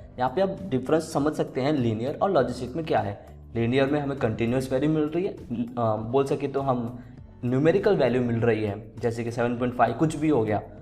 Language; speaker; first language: Hindi; native; Hindi